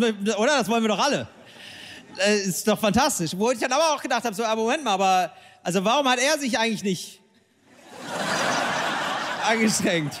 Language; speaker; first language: German; native; German